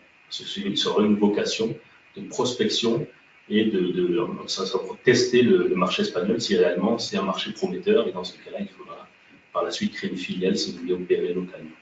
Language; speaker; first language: French; native; French